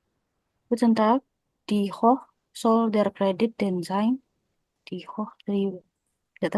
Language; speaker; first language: German; non-native, learner; Indonesian